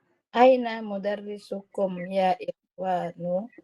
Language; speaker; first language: Arabic; non-native, learner; Indonesian